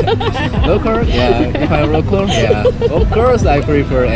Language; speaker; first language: English; non-native, learner; Korean